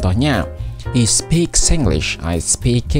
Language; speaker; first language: English; non-native, fluent; Indonesian